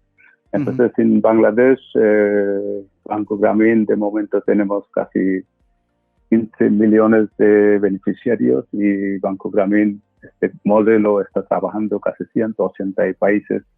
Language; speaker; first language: Spanish; non-native, fluent; Bangla